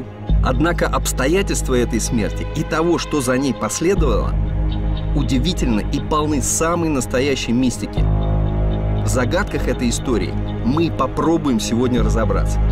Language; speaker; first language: Russian; native; Russian